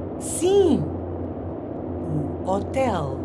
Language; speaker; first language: Portuguese; non-native, learner; English